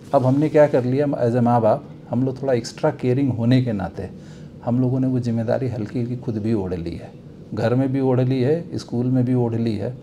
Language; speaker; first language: Hindi; native; Hindi